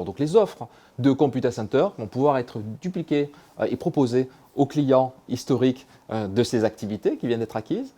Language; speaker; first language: French; native; French